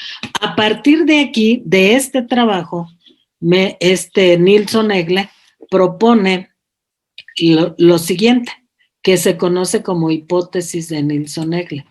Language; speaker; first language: Spanish; native; Spanish